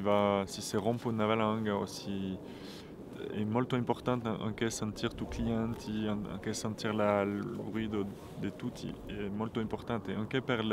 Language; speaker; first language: Italian; non-native, fluent; French